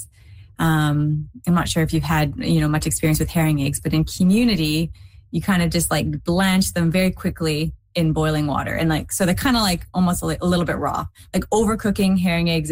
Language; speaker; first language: English; native; English